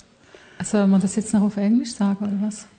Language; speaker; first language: German; native; German